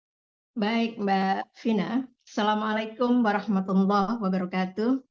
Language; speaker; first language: Indonesian; native; Indonesian